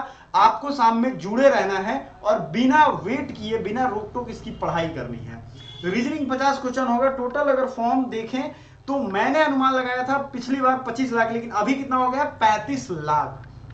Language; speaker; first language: Hindi; native; Hindi